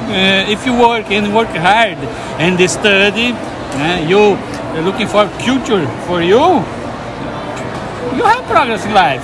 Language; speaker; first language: English; non-native, learner; Portuguese